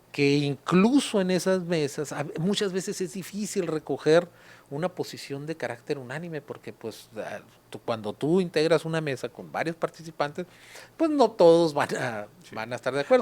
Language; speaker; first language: Spanish; native; Spanish